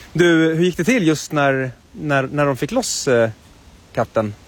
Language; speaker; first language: Swedish; native; Swedish